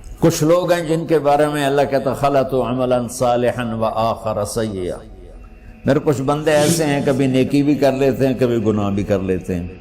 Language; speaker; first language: Urdu; non-native, local second language; Punjabi